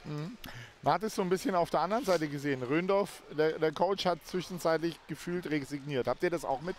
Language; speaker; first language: German; native; German